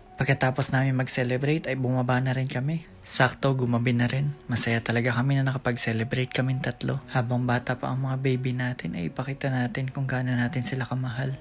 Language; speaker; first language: Filipino; native; Filipino